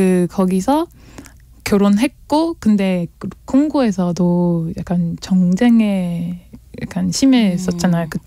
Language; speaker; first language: Korean; non-native, learner; French